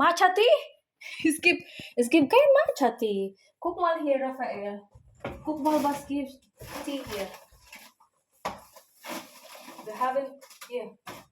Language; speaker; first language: German; non-native, learner; Filipino